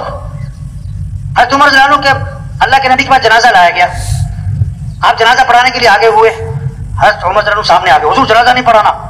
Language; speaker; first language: Urdu; non-native, local second language; Pashto